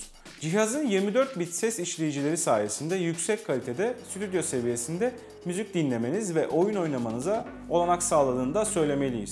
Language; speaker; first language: Turkish; native; Turkish